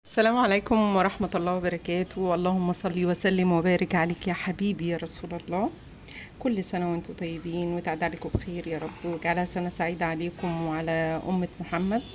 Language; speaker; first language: Arabic; native; Arabic